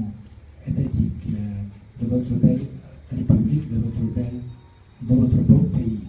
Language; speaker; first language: French; non-native, fluent; Russian